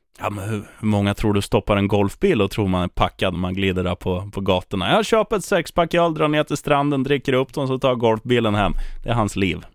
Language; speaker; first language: Swedish; native; Swedish